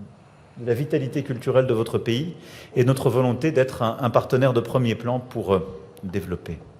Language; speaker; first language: French; native; French